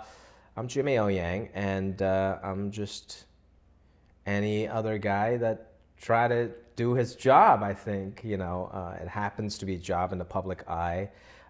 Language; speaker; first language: English; non-native, local second language; Wu Chinese